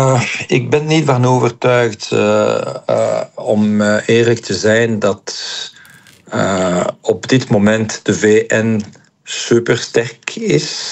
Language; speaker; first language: Dutch; non-native, local second language; French